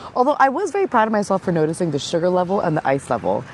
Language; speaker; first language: English; native; English